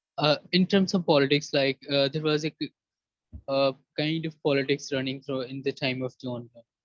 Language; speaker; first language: English; non-native, learner; Urdu